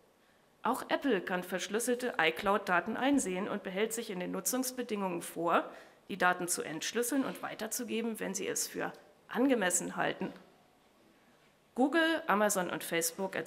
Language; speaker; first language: German; native; German